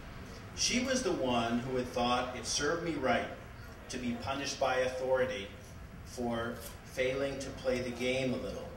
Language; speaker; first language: English; native; English